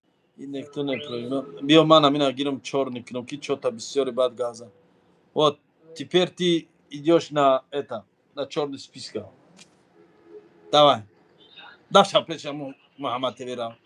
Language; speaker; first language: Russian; non-native, learner; Tajik